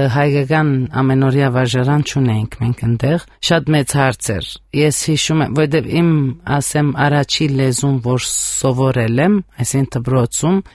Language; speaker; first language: Armenian; early bilingual, heritage; Armenian